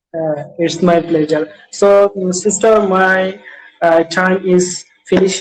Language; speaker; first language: English; non-native, learner; Bangla